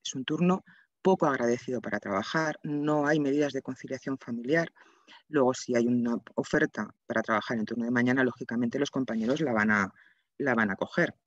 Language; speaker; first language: Spanish; native; Spanish